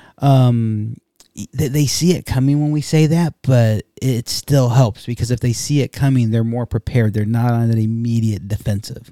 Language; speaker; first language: English; native; English